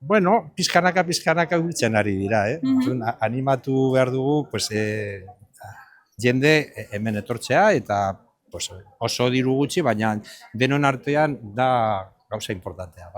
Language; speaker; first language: Basque; non-native, learner; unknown